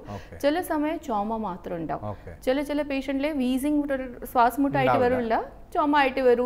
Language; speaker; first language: Malayalam; non-native, fluent; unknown